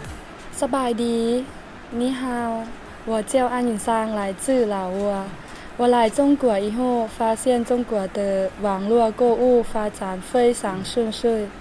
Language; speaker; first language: Chinese; non-native, learner; Lao